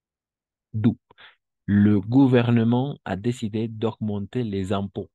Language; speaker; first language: French; non-native, fluent; Spanish